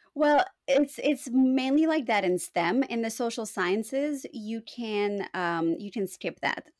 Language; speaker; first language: English; non-native, fluent; Romanian